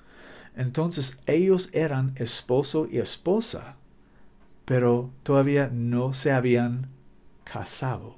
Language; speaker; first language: Spanish; non-native, learner; English